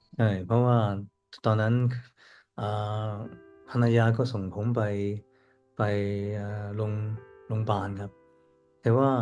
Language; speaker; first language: Thai; non-native, learner; Cantonese